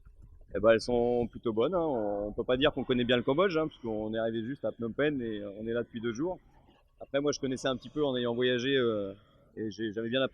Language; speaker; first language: French; native; French